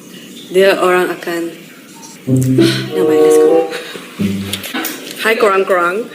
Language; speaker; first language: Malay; non-native, local second language; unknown